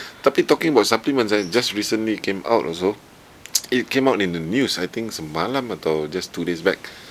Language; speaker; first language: English; non-native, local second language; Malay